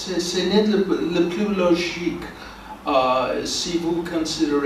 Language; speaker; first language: French; non-native, learner; English